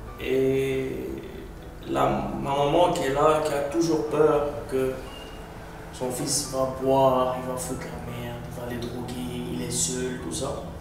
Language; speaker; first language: French; non-native, local second language; Arabic